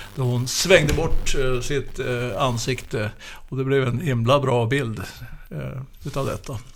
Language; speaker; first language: Swedish; native; Swedish